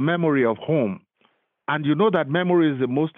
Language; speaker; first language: English; non-native, local second language; Yoruba